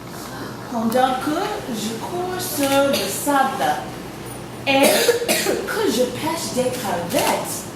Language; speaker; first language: French; non-native, fluent; English